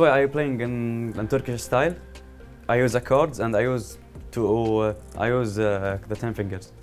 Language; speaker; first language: English; non-native, learner; Arabic